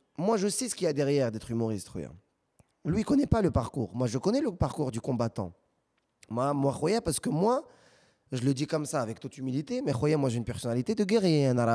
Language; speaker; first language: French; non-native, local second language; Arabic